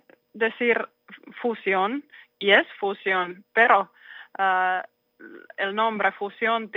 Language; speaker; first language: Spanish; non-native, learner; Finnish